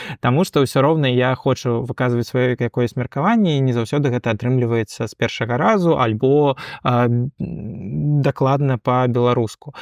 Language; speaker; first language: Belarusian; non-native, local second language; Russian